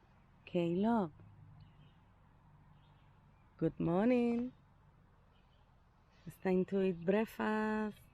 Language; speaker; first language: English; non-native, learner; Spanish